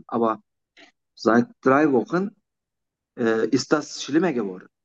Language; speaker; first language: German; non-native, learner; Turkish